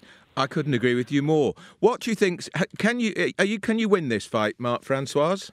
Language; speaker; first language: English; native; English